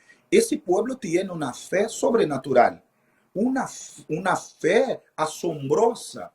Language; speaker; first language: Spanish; non-native, fluent; Portuguese